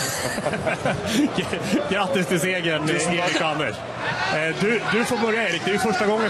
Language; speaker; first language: Swedish; native; Swedish